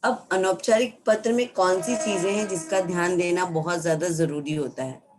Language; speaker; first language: Hindi; non-native, local second language; Marathi